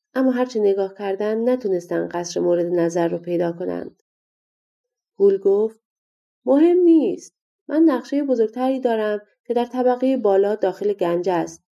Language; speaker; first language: Persian; native; Persian